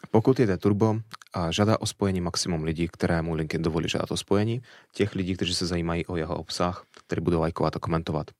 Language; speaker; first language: Slovak; non-native, learner; Russian